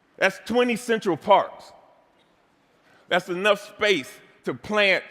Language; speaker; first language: English; native; English